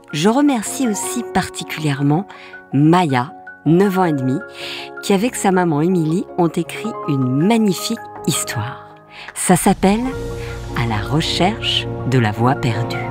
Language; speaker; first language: French; native; French